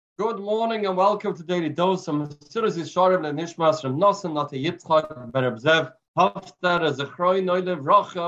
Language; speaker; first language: English; native; English